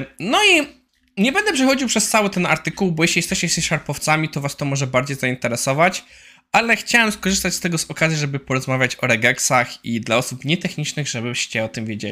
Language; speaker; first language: Polish; native; Polish